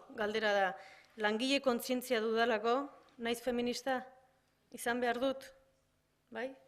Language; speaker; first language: Basque; native; Basque